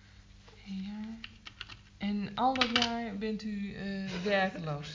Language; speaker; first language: Dutch; native; Dutch